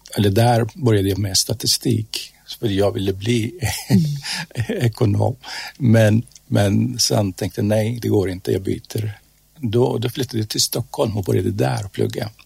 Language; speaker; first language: Swedish; non-native, fluent; Persian